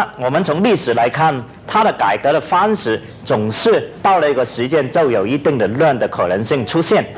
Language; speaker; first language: Chinese; non-native, local second language; Cantonese